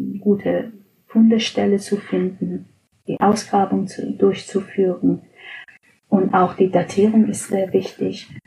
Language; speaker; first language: German; non-native, fluent; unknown